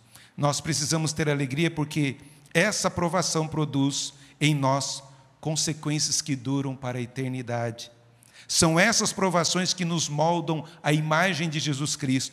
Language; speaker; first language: Portuguese; native; Portuguese